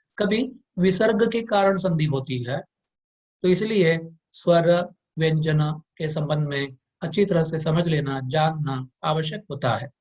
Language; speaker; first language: Hindi; non-native, local second language; Kannada